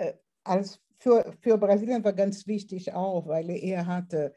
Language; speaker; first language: German; non-native, fluent; Portuguese